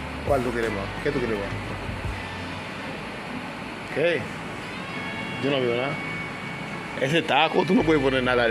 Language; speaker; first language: Spanish; non-native, fluent; Haitian Creole